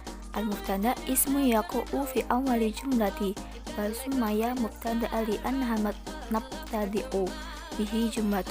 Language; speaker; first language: Arabic; non-native, learner; Indonesian